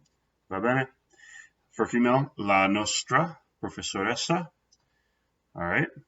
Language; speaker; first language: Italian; non-native, fluent; English